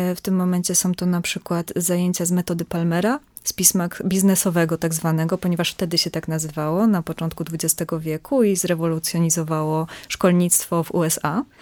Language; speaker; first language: Polish; native; Polish